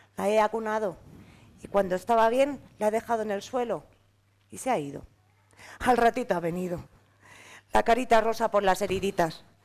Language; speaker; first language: Spanish; native; Spanish